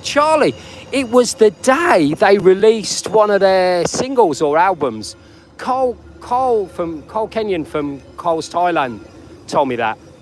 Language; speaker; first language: English; native; English